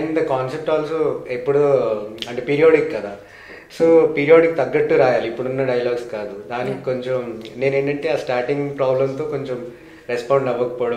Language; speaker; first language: Telugu; native; Telugu